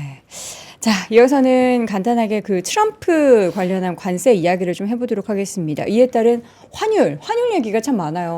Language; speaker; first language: Korean; native; Korean